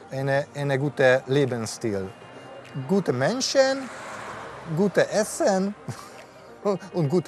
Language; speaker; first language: German; non-native, learner; Hungarian